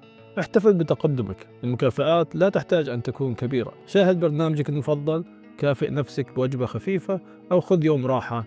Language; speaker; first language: Arabic; native; Arabic